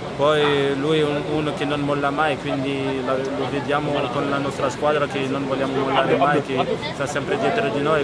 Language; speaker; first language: Italian; non-native, fluent; French